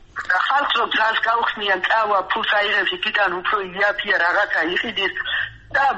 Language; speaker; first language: Georgian; non-native, local second language; Mingrelian